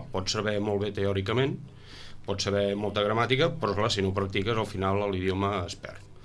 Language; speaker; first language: Catalan; native; Catalan